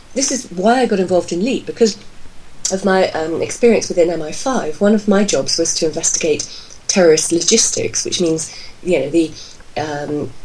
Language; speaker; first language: English; native; English